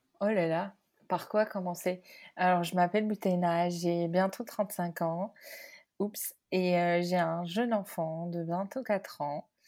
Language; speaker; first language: French; non-native, local second language; Arabic